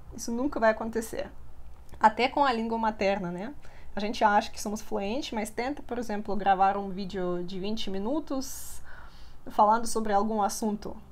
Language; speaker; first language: Portuguese; non-native, fluent; Russian